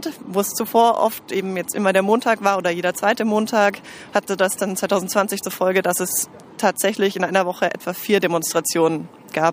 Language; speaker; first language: German; native; German